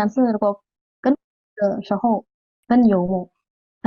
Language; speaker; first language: Chinese; non-native, fluent; Indonesian